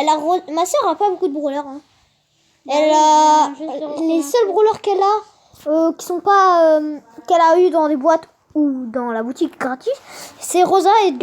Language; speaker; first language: French; native; French